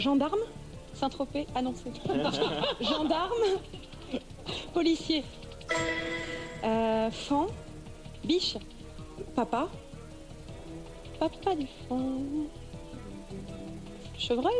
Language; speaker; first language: French; native; French